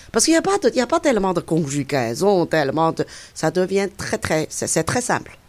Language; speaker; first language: French; non-native, fluent; Chinese